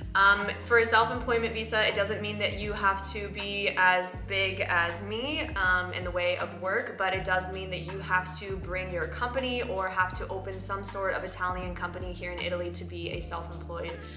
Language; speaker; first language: English; native; English